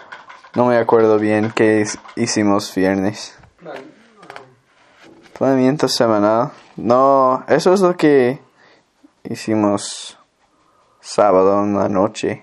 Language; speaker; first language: Spanish; non-native, learner; English